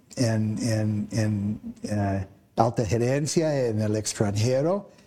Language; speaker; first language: Spanish; non-native, fluent; English